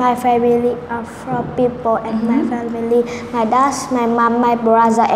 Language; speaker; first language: English; non-native, learner; Vietnamese